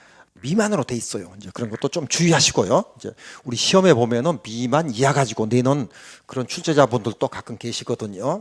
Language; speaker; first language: Korean; native; Korean